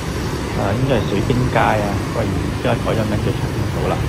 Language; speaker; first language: Chinese; early bilingual, heritage; Cantonese